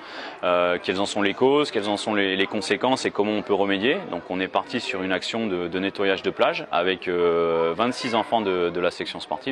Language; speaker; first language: French; native; French